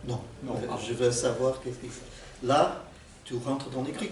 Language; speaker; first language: French; non-native, fluent; Portuguese